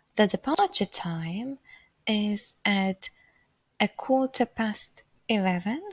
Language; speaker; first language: English; non-native, fluent; Polish